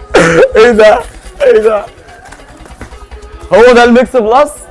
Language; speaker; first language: Arabic; native; Arabic